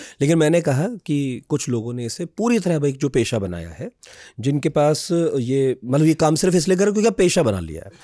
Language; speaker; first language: Hindi; native; Hindi